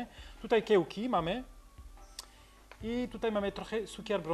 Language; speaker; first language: Polish; non-native, learner; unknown